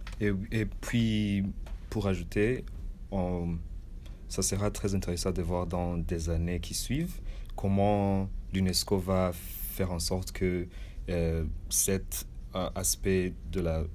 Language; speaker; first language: French; non-native, learner; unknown